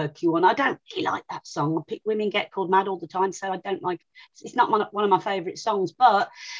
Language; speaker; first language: English; native; English